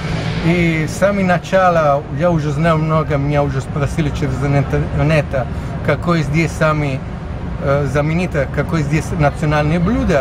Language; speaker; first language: Russian; non-native, fluent; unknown